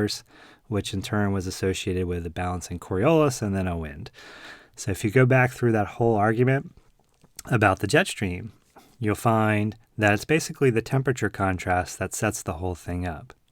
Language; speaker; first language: English; native; English